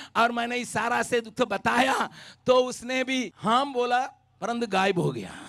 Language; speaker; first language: Hindi; non-native, local second language; Tamil